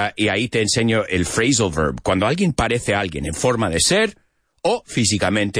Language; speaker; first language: Spanish; non-native, fluent; English